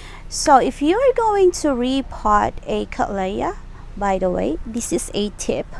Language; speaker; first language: English; non-native, local second language; Filipino